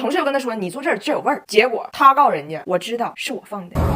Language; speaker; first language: Chinese; native; Chinese